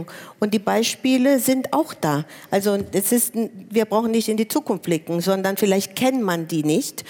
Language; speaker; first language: German; non-native, fluent; Spanish